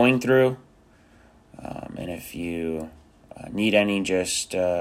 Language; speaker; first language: English; native; English